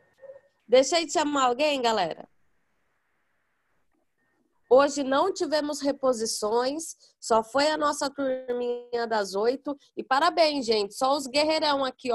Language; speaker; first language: Portuguese; native; Portuguese